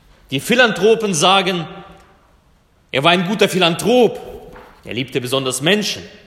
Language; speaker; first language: German; non-native, fluent; Russian